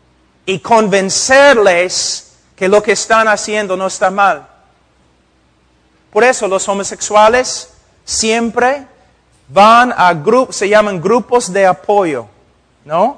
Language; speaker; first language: Spanish; non-native, fluent; English